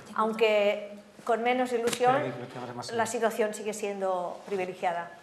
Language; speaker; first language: Spanish; native; Spanish